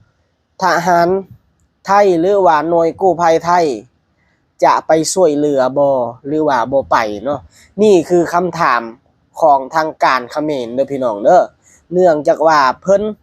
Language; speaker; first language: Thai; non-native, local second language; Lao